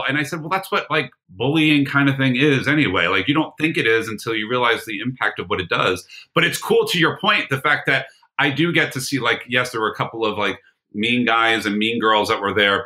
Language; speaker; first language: English; native; English